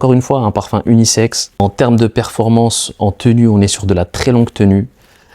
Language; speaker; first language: French; native; French